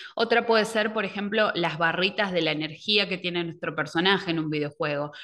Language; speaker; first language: Spanish; native; Spanish